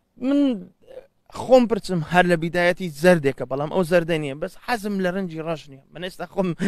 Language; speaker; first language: Central Kurdish; early bilingual, heritage; Central Kurdish